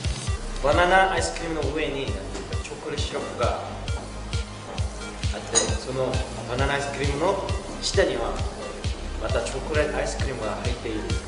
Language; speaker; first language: Japanese; non-native, fluent; Korean